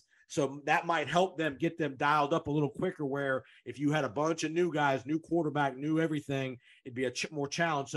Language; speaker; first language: English; native; English